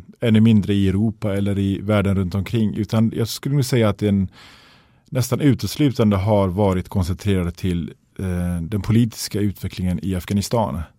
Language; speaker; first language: Swedish; early bilingual, other home language; Persian